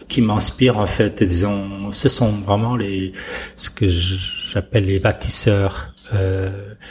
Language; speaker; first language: French; non-native, fluent; Portuguese